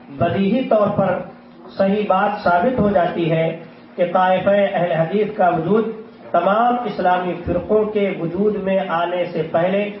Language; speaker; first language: Urdu; native; Urdu